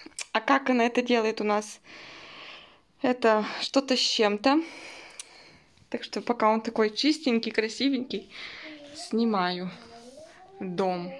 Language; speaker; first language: Russian; native; Russian